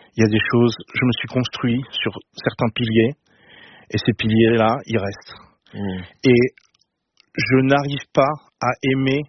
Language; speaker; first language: French; native; French